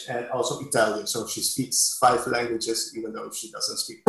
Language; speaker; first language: English; non-native, fluent; Papiamento